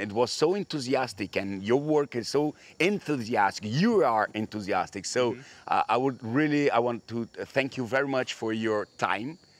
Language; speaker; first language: English; non-native, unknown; Portuguese